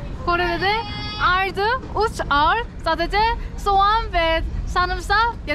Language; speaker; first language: Turkish; non-native, learner; Korean